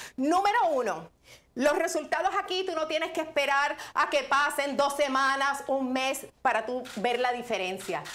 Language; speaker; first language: Spanish; native; Spanish